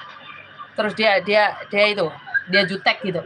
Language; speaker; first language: Indonesian; native; Indonesian